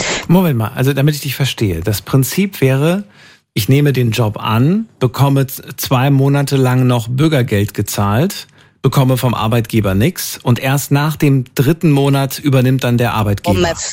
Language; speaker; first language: German; native; German